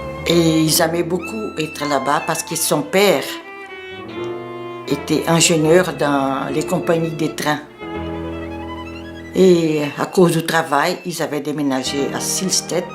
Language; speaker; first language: French; non-native, fluent; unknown